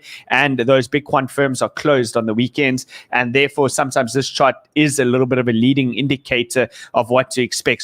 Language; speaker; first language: English; native; English